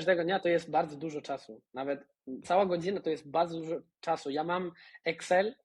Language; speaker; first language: Polish; non-native, fluent; Spanish